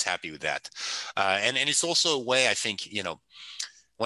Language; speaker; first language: English; non-native, fluent; French